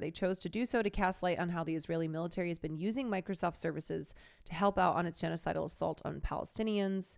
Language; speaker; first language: English; native; English